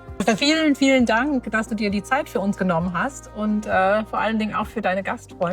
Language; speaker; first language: German; native; German